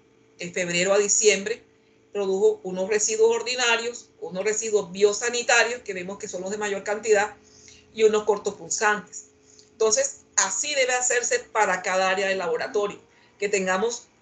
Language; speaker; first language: Spanish; native; Spanish